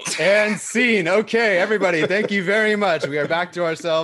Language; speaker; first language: English; native; English